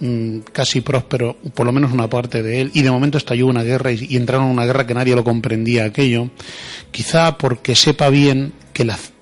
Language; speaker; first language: Spanish; native; Spanish